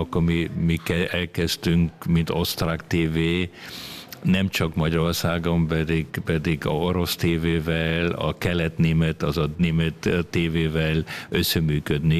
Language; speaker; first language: Hungarian; early bilingual, heritage; Hungarian